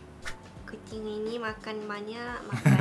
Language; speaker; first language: Indonesian; non-native, learner; Japanese